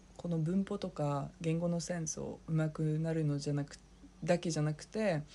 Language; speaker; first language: Japanese; non-native, fluent; French